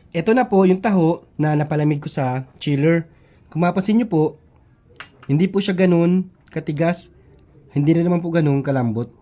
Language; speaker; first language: Filipino; native; Filipino